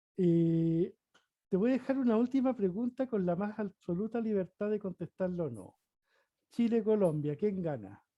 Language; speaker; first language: Spanish; native; Spanish